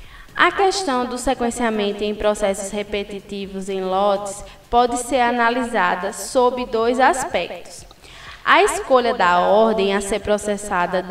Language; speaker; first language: Portuguese; native; Portuguese